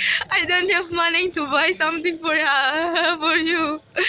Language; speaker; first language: English; non-native, learner; Portuguese